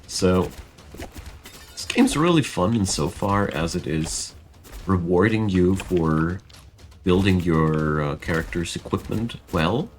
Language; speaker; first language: English; non-native, fluent; German